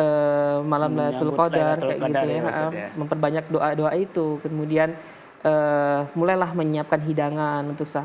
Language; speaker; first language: Indonesian; native; Indonesian